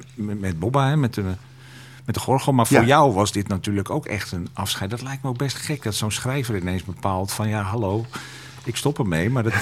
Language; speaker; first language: Dutch; native; Dutch